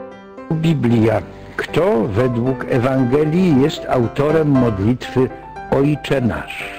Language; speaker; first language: Polish; native; Polish